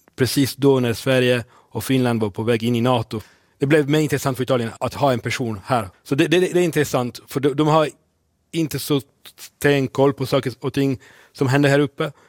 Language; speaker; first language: Swedish; non-native, fluent; Italian